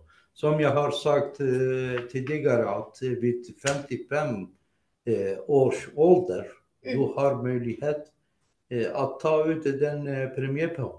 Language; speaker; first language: Swedish; non-native, fluent; Greek